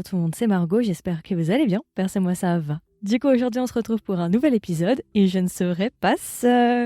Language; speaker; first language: French; native; French